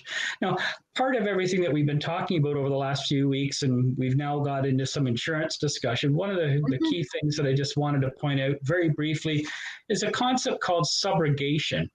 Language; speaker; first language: English; native; English